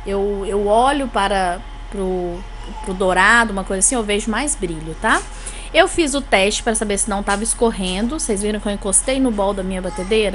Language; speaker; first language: Portuguese; native; Portuguese